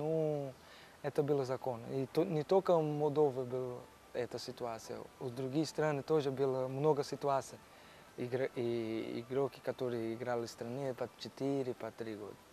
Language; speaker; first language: Russian; non-native, learner; Portuguese